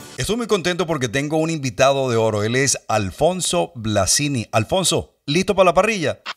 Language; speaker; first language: Spanish; native; Spanish